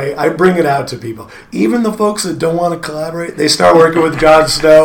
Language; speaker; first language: English; native; English